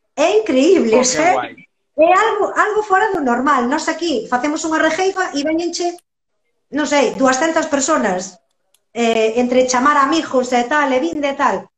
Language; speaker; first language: Galician; native; Galician